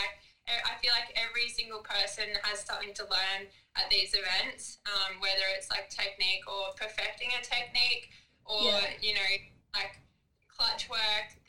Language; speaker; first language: English; native; English